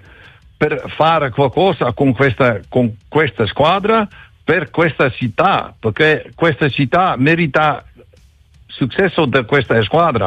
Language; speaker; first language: Italian; non-native, learner; Dutch